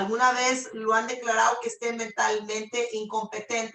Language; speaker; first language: Spanish; native; Spanish